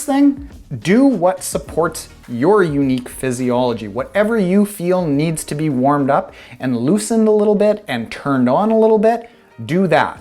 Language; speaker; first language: English; native; English